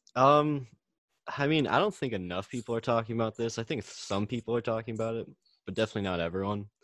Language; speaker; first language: English; native; English